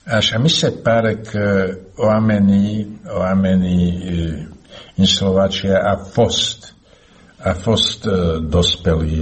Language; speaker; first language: Romanian; non-native, fluent; Slovak